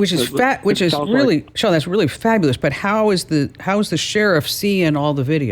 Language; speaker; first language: English; native; English